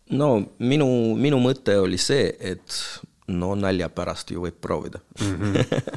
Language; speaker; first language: Estonian; non-native, local second language; Russian